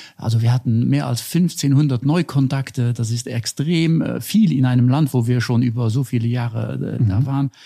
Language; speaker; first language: German; non-native, local second language; Luxembourgish